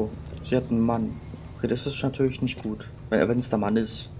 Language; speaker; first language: German; native; German